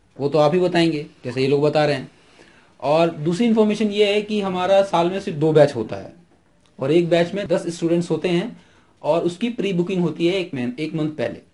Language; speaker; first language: Hindi; native; Hindi